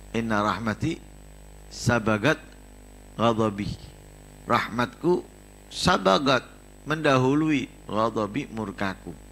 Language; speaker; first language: Indonesian; non-native, local second language; Javanese